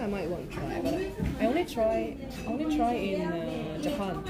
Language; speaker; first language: English; non-native, learner; Japanese